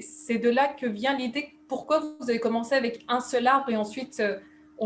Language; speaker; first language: French; native; French